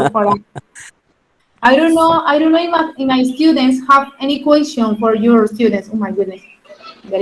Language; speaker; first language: English; non-native, fluent; Spanish